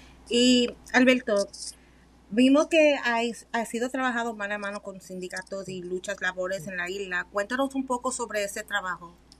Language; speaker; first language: Spanish; early bilingual, heritage; Spanish